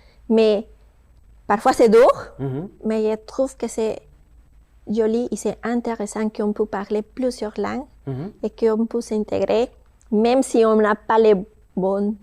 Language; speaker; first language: French; non-native, fluent; Spanish